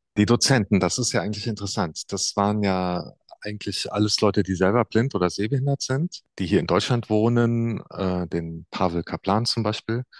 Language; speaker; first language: German; native; German